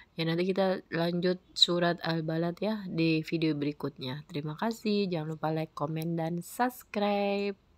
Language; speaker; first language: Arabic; non-native, learner; Indonesian